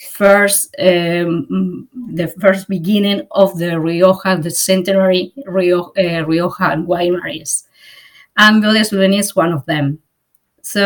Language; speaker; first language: English; non-native, fluent; Spanish